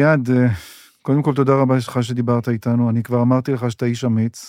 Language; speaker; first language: Hebrew; native; Hebrew